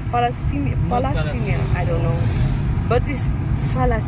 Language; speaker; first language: English; non-native, fluent; Dutch